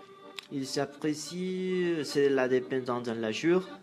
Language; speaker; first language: French; non-native, learner; Spanish